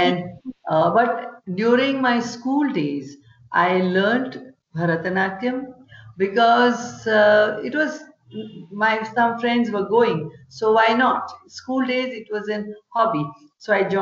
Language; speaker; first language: English; non-native, local second language; Gujarati